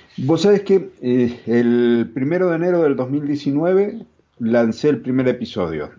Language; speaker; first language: Spanish; native; Spanish